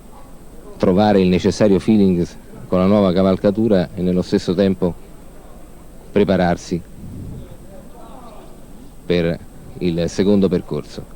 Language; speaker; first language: Italian; native; Italian